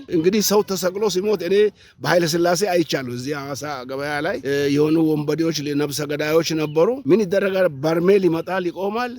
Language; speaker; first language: Amharic; non-native, local second language; Oromo